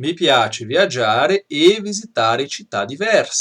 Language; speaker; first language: Italian; non-native, fluent; Portuguese